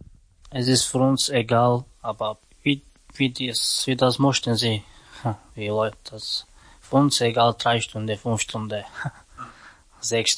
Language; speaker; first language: German; non-native, learner; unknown